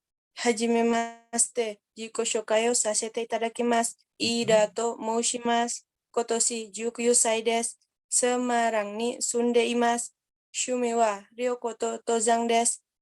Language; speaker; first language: Japanese; non-native, learner; Indonesian